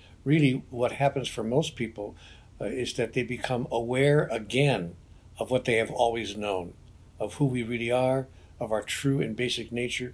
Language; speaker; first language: English; native; English